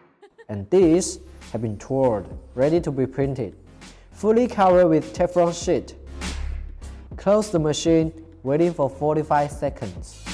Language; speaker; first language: English; non-native, fluent; Chinese